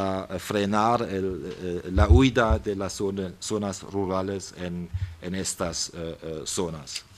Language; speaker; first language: Spanish; non-native, fluent; German